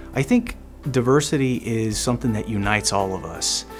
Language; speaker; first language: English; native; English